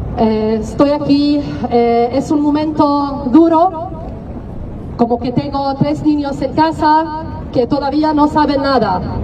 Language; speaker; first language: Spanish; non-native, fluent; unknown